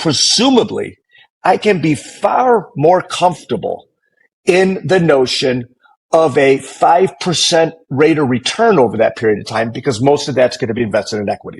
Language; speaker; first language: English; native; English